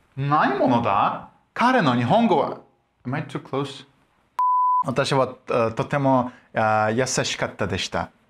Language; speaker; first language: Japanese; non-native, learner; Russian